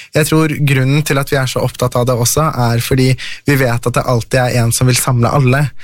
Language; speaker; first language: Norwegian; early bilingual, other home language; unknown